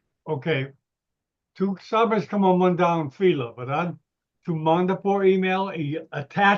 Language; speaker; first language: Spanish; non-native, learner; English